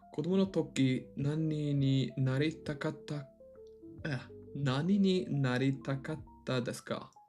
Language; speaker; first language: Japanese; non-native, learner; Swedish